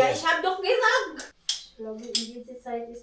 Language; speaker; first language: German; non-native, learner; Filipino